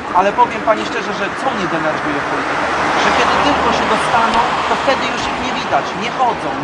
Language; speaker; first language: Polish; native; Polish